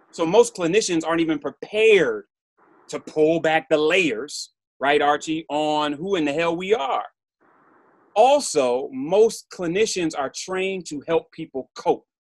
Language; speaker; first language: English; native; English